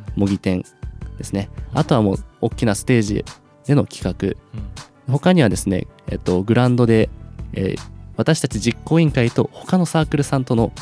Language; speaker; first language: Japanese; native; Japanese